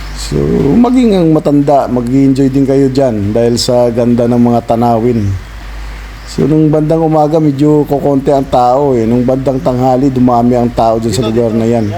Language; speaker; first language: Filipino; non-native, local second language; Kinaray-a